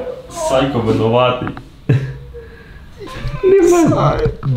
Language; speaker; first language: Spanish; non-native, fluent; Russian